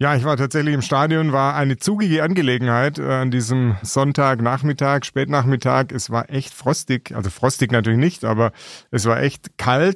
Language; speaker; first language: German; native; German